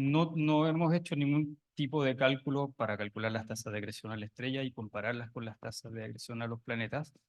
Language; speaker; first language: Spanish; native; Spanish